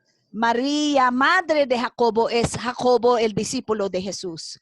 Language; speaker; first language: Spanish; non-native, fluent; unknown